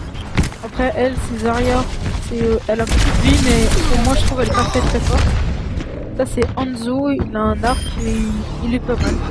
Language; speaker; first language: French; native; French